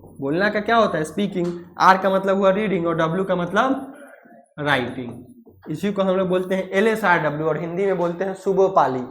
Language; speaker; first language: Hindi; native; Hindi